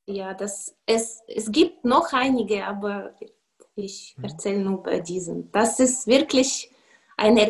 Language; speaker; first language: German; non-native, fluent; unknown